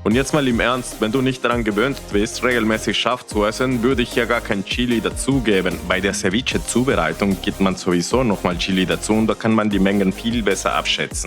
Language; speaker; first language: German; non-native, fluent; Spanish